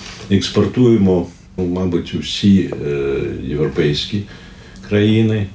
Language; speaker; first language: Ukrainian; non-native, fluent; Russian